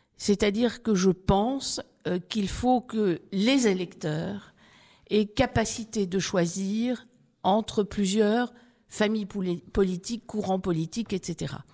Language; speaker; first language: French; native; French